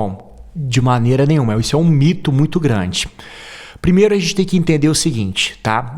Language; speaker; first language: Portuguese; native; Portuguese